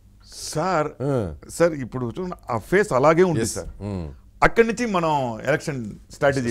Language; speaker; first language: Telugu; non-native, learner; Tamil